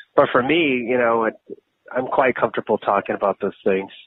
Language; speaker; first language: English; native; English